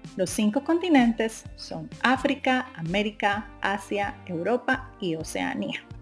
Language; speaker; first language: Spanish; native; Spanish